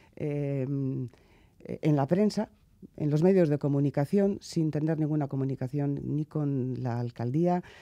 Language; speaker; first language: Spanish; native; Spanish